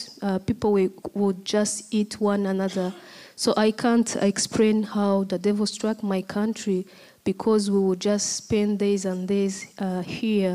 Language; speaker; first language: English; non-native, local second language; Kinyarwanda